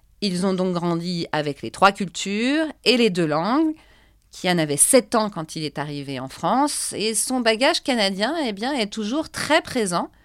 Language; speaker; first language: French; native; French